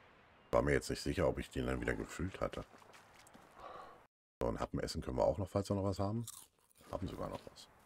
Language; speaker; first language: German; native; German